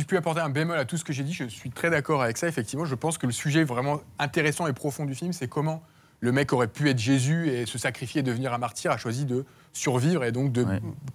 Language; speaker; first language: French; native; French